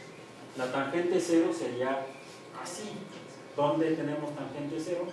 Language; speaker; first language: Spanish; native; Spanish